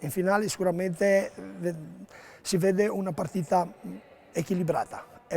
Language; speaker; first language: Italian; non-native, learner; Romanian